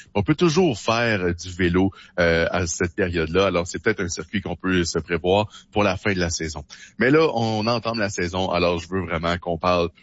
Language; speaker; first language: French; native; French